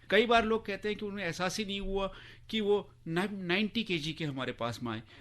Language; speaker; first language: Hindi; native; Hindi